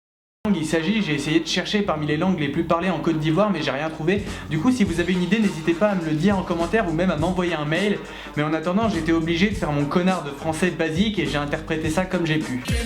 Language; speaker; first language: French; native; French